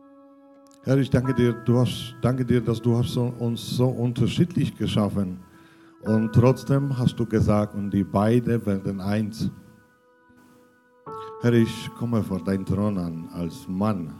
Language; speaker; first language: German; non-native, fluent; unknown